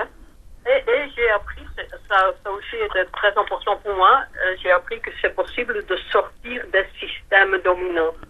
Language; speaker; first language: French; non-native, fluent; Dutch